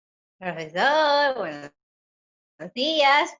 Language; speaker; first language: Spanish; native; Spanish